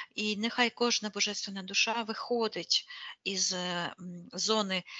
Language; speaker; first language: Ukrainian; non-native, local second language; Russian